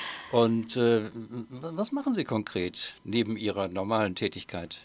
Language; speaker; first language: German; native; German